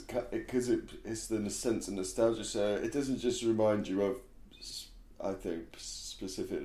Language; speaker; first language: English; native; English